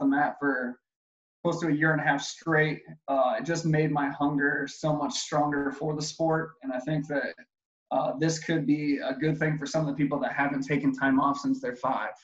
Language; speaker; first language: English; native; English